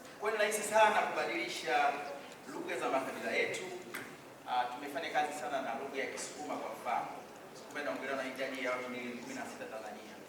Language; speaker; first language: Swahili; native; Swahili